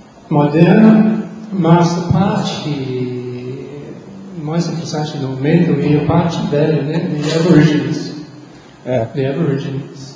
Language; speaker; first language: Portuguese; non-native, learner; English